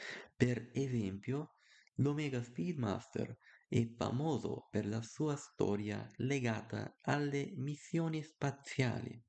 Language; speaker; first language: Italian; non-native, learner; Bulgarian